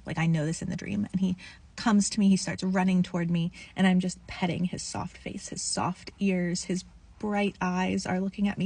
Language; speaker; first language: English; native; English